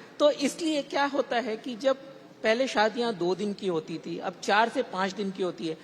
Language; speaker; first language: Hindi; native; Hindi